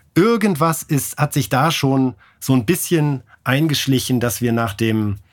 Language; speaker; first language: German; native; German